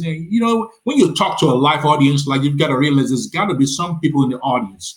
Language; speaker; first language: English; non-native, local second language; Yoruba